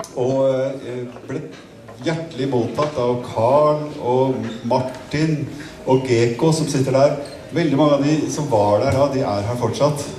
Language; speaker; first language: Norwegian; native; Norwegian